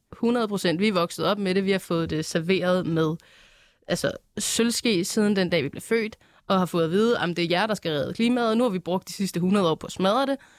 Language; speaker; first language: Danish; native; Danish